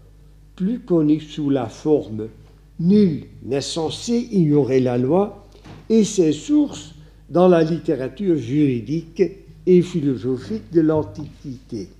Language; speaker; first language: French; non-native, fluent; Dutch